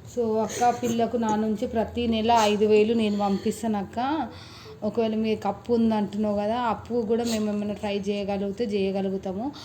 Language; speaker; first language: Telugu; native; Telugu